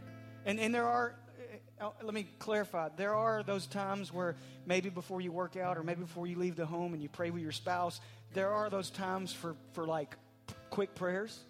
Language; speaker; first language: English; native; English